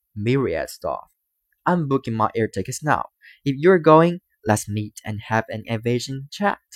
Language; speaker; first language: English; non-native, fluent; Chinese